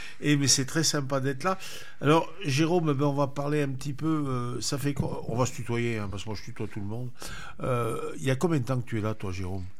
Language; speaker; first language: French; native; French